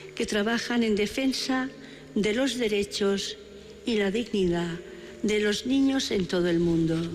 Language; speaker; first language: Spanish; non-native, local second language; Catalan